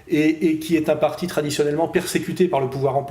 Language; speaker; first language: French; native; French